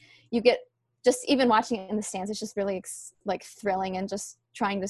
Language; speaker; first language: English; native; English